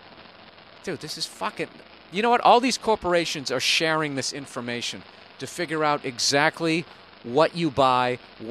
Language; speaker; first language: English; native; English